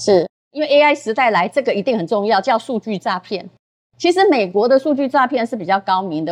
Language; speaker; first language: Chinese; native; Chinese